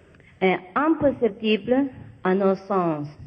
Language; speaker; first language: French; non-native, learner; Vietnamese